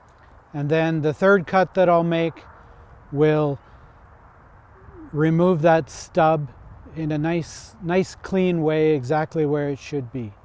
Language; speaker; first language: English; native; English